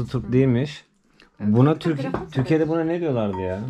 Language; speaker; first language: Turkish; native; Turkish